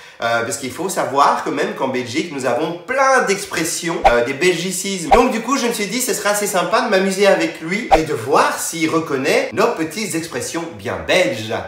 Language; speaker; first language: French; native; French